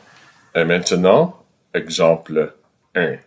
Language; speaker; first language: French; non-native, fluent; English